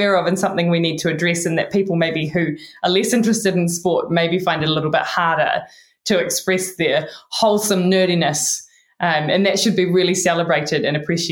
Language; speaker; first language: English; native; English